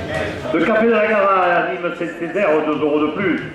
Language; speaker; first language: French; native; French